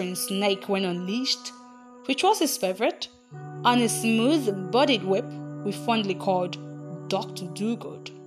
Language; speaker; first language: English; non-native, local second language; Igbo